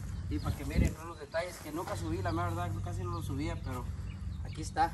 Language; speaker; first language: Spanish; early bilingual, heritage; Spanish